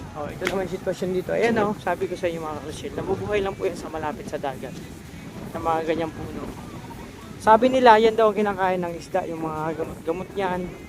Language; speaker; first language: Filipino; non-native, local second language; Bikol